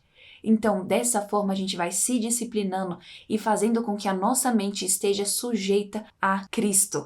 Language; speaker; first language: Portuguese; native; Portuguese